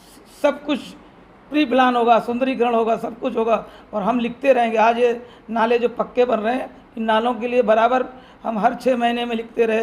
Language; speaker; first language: Hindi; native; Hindi